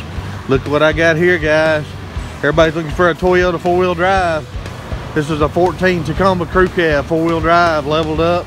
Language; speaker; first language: English; native; English